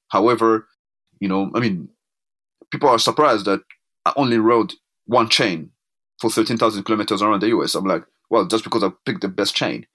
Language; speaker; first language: English; non-native, local second language; Kinyarwanda